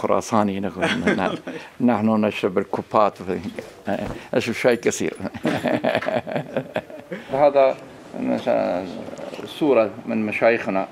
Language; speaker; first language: Arabic; non-native, learner; Persian